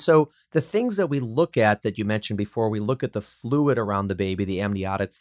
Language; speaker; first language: English; native; English